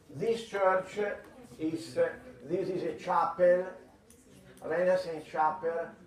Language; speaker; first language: English; non-native, fluent; Italian